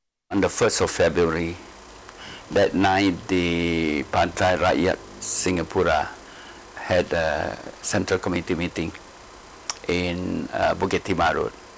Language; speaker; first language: English; non-native, local second language; Malay